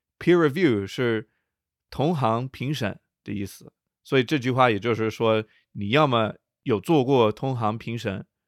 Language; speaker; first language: Chinese; non-native, fluent; English